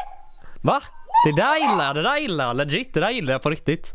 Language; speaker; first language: Swedish; native; Swedish